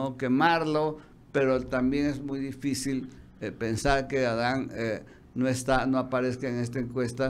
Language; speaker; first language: Spanish; native; Spanish